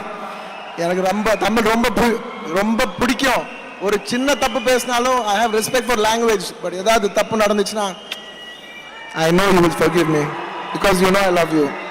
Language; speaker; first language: Tamil; non-native, local second language; Telugu